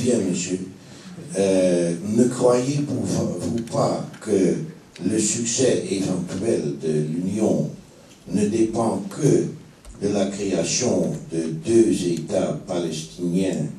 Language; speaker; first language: French; non-native, fluent; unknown